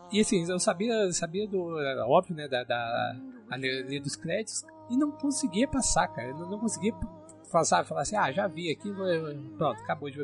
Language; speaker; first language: Portuguese; native; Portuguese